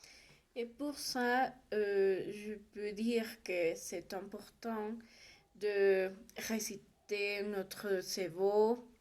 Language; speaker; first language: French; non-native, learner; Spanish